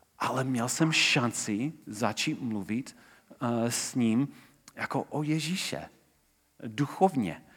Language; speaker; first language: Czech; non-native, fluent; English